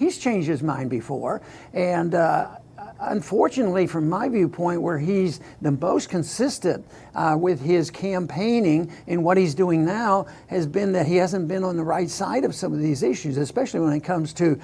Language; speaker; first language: English; native; English